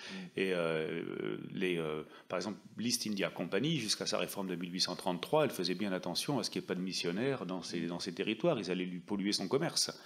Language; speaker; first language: French; native; French